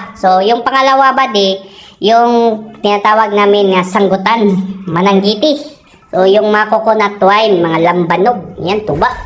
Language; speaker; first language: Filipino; non-native, local second language; Cebuano